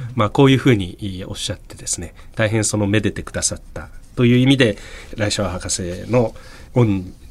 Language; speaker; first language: Japanese; native; Japanese